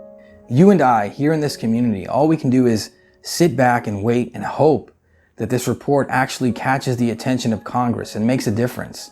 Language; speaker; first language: English; native; English